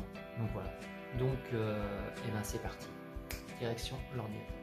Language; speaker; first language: French; native; French